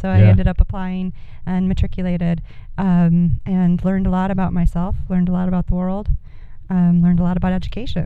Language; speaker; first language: English; native; English